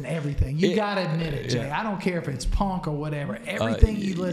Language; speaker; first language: English; native; English